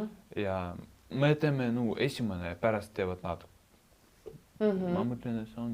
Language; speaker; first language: Estonian; non-native, local second language; Russian